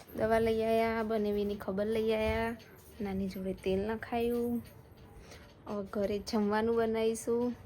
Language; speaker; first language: Gujarati; native; Gujarati